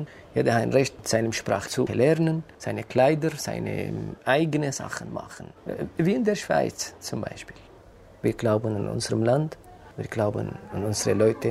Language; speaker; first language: German; non-native, fluent; Kurdish